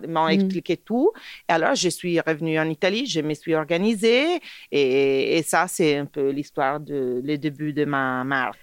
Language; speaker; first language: French; non-native, fluent; Italian